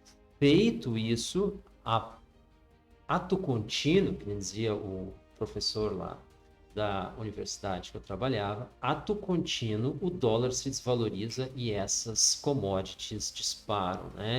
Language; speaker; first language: Portuguese; native; Portuguese